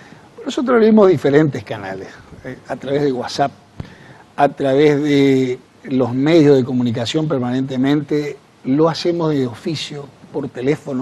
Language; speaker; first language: Spanish; native; Spanish